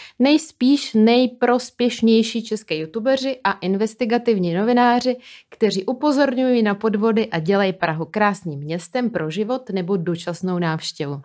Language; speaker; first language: Czech; non-native, fluent; Slovak